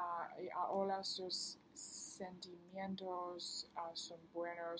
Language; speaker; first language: Spanish; non-native, learner; Chinese